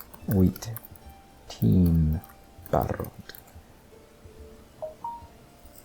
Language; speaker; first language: Welsh; non-native, learner; English